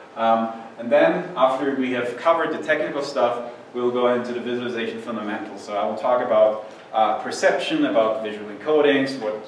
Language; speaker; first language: English; non-native, fluent; German